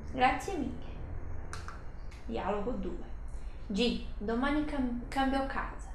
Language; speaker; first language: Italian; non-native, fluent; Portuguese